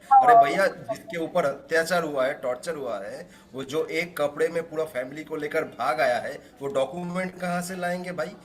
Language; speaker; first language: Hindi; non-native, local second language; Bangla